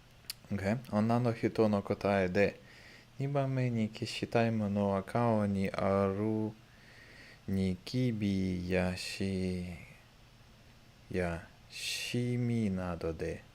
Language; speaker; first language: Japanese; non-native, learner; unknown